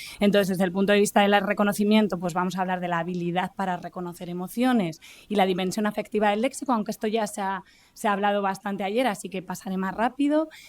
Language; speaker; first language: Spanish; native; Spanish